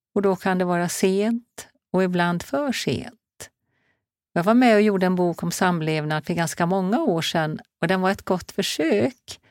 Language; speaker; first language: Swedish; native; Swedish